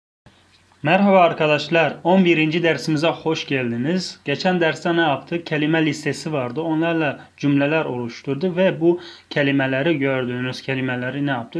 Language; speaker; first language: Turkish; non-native, fluent; Tajik